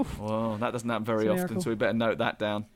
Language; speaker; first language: English; native; English